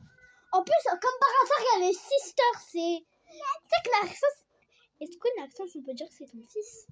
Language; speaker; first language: French; native; French